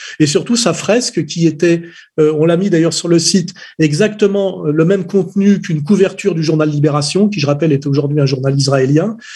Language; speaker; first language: French; native; French